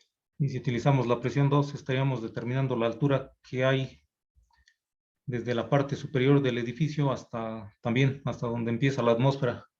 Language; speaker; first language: Spanish; native; Spanish